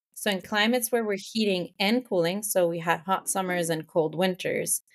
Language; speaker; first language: English; non-native, fluent; Spanish